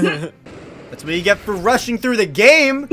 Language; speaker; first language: English; native; English